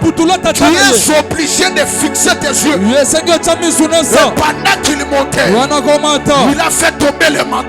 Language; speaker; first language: French; non-native, local second language; Lingala